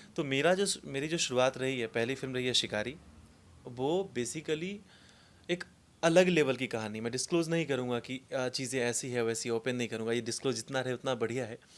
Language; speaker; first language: Hindi; non-native, local second language; Maithili